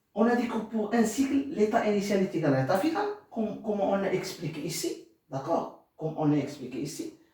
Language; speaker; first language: French; non-native, local second language; Arabic